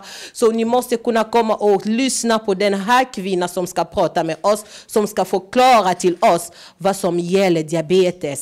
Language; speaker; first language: Swedish; non-native, fluent; Lingala